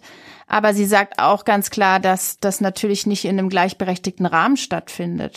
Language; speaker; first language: German; native; German